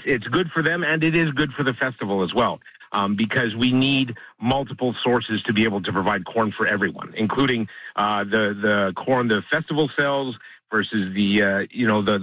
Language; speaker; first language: English; native; English